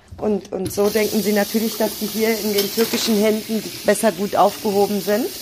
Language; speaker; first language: German; early bilingual, other home language; Turkish